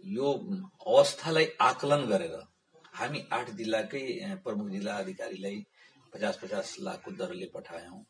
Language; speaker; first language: Nepali; non-native, local second language; Bhojpuri